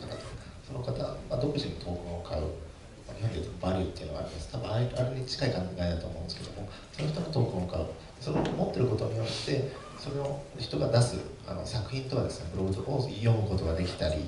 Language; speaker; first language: Japanese; native; Japanese